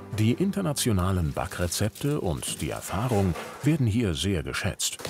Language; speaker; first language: German; native; German